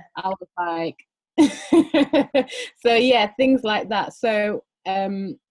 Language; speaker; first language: English; early bilingual, other home language; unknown